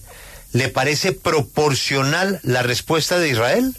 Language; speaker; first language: Spanish; native; Spanish